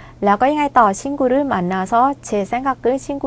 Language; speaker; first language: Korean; non-native, fluent; Thai